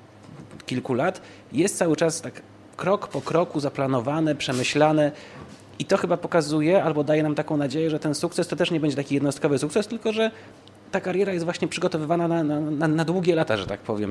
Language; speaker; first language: Polish; native; Polish